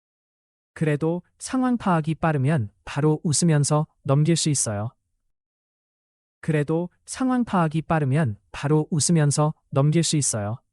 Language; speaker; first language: Korean; non-native, fluent; Chinese